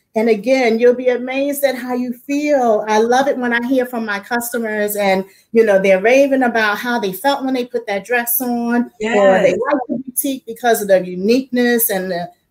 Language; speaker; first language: English; native; English